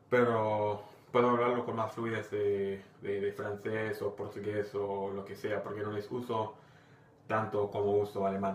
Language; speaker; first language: Spanish; non-native, fluent; English